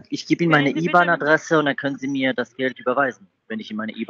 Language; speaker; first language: German; native; German